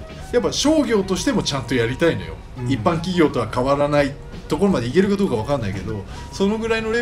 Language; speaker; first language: Japanese; native; Japanese